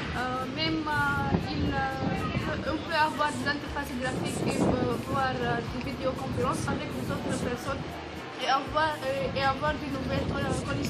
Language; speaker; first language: French; non-native, local second language; Arabic